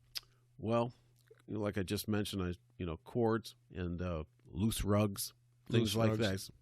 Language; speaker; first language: English; native; English